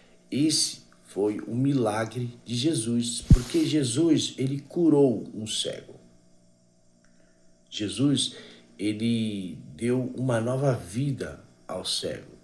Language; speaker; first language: Portuguese; native; Portuguese